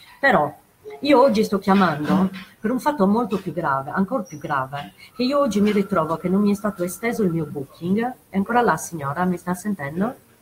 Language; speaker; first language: Italian; native; Italian